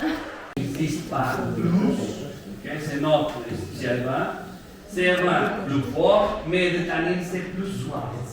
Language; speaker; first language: French; non-native, learner; Portuguese